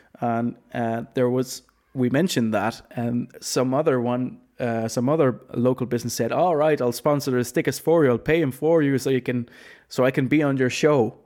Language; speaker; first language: English; non-native, fluent; Low German